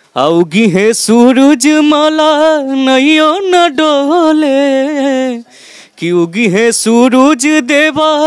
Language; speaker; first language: Hindi; native; Hindi